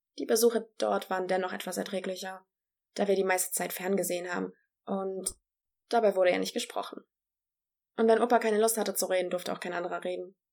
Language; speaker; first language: German; early bilingual, other home language; Polish